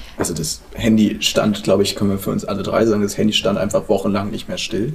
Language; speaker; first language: German; native; German